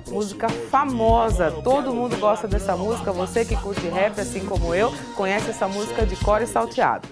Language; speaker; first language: Portuguese; native; Portuguese